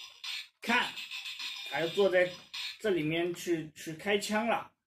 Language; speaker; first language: Chinese; native; Chinese